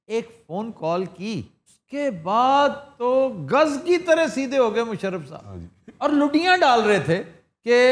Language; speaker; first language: Urdu; non-native, local second language; Punjabi